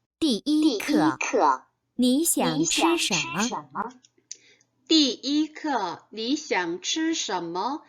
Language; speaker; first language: Chinese; non-native, fluent; Korean